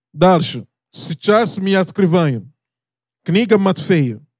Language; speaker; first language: Russian; non-native, learner; English